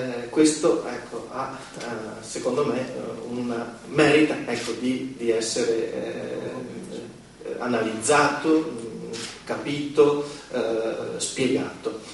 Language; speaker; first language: Italian; native; Italian